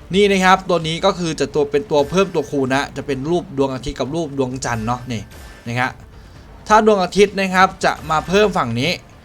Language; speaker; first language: Thai; native; Thai